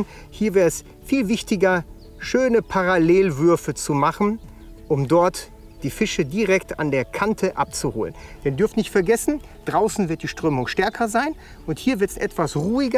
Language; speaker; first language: German; native; German